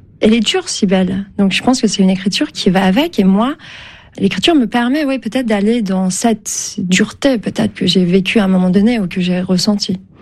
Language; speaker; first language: French; early bilingual, other home language; Turkish